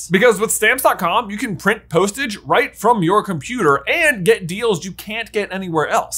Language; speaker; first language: English; native; English